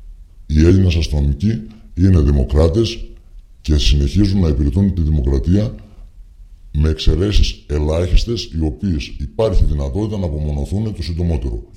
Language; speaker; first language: Greek; native; Greek